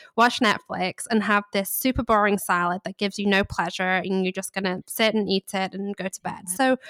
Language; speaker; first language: English; native; English